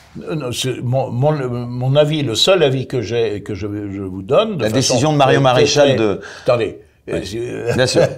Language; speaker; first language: French; native; French